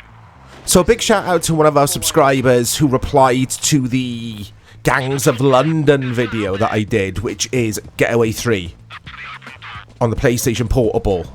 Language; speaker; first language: English; native; English